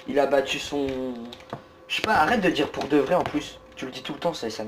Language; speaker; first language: French; native; French